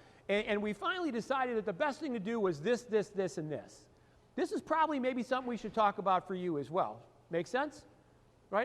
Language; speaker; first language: English; native; English